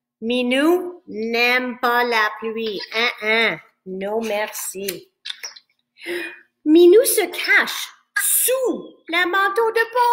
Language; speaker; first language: French; non-native, fluent; English